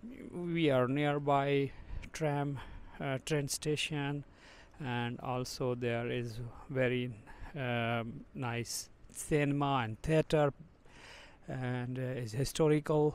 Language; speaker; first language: English; non-native, fluent; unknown